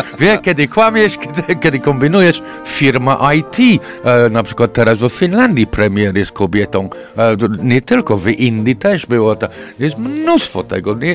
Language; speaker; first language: Polish; non-native, fluent; English